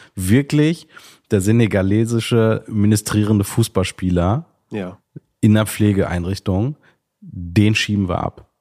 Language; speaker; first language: German; early bilingual, other home language; Sinhala